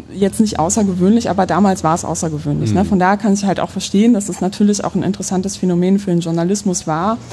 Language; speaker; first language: German; early bilingual, other home language; Polish